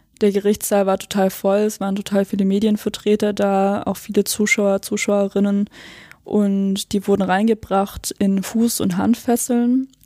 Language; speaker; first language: German; native; German